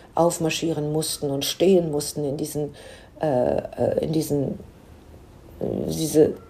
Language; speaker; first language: German; native; German